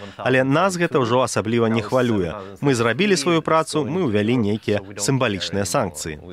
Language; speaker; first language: Belarusian; native; Belarusian